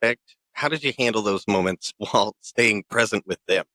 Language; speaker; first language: English; native; English